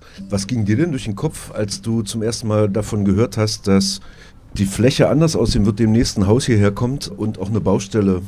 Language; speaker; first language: German; native; German